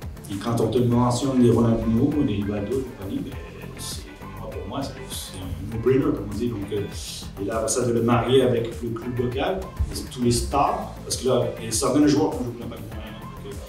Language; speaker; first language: French; native; French